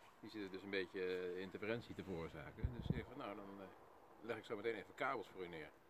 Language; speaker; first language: Dutch; native; Dutch